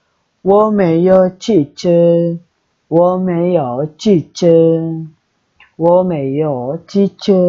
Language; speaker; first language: Chinese; non-native, learner; Indonesian